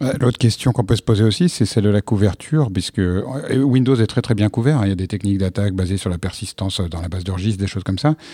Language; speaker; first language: French; native; French